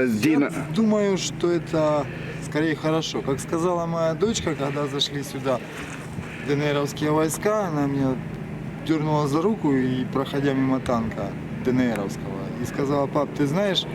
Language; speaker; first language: Russian; native; Russian